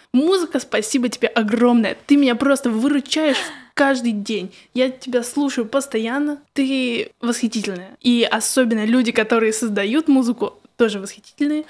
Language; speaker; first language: Russian; native; Russian